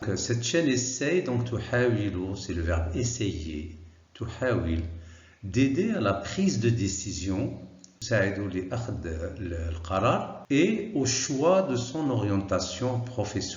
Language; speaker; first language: French; non-native, local second language; Arabic